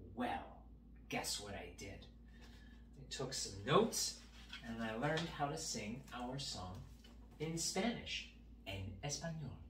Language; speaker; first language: English; native; English